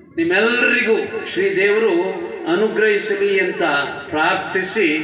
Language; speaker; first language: Kannada; native; Kannada